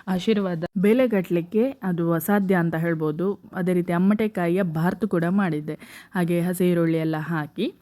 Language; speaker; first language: Kannada; native; Kannada